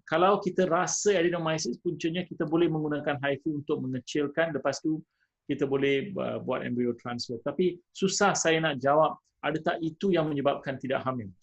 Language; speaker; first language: Malay; non-native, local second language; Tamil